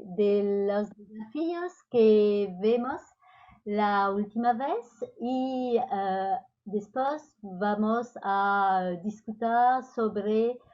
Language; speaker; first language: Spanish; non-native, learner; French